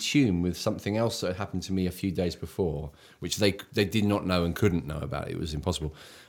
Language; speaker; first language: English; native; English